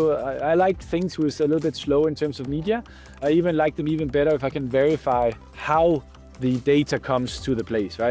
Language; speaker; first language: English; non-native, fluent; Danish